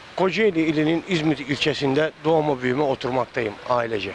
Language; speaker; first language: Turkish; native; Turkish